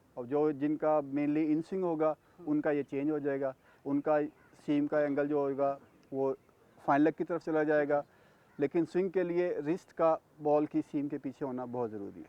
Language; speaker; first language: Urdu; non-native, local second language; Punjabi